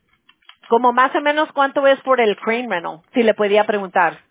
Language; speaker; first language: Spanish; early bilingual, heritage; Spanish